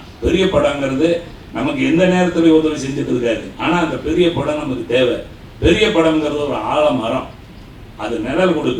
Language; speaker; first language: Tamil; native; Tamil